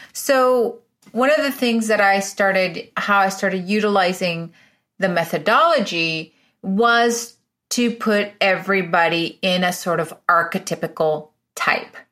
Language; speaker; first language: English; early bilingual, other home language; Spanish